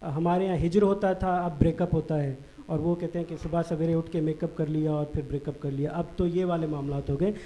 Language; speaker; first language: Urdu; non-native, local second language; Baluchi